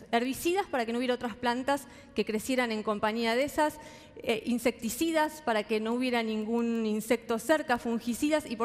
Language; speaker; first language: Spanish; native; Spanish